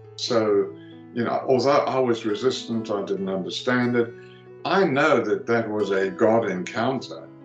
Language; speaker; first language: English; early bilingual, other home language; Greek